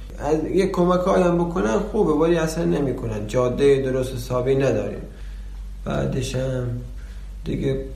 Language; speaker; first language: Persian; non-native, local second language; Baluchi